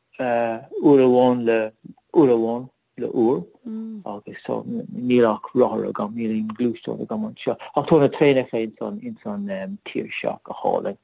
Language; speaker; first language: Irish; non-native, learner; English